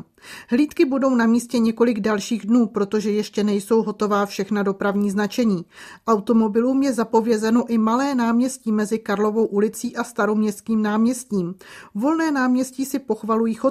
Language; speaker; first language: Czech; native; Czech